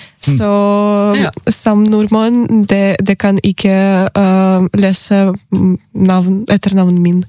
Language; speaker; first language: Norwegian; non-native, learner; Ukrainian